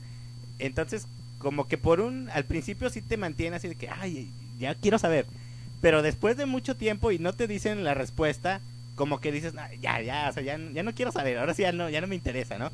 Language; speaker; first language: Spanish; native; Spanish